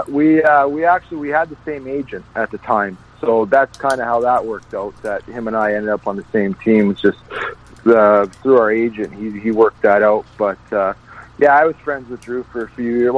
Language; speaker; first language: English; native; English